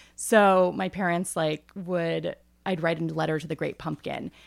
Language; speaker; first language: English; native; English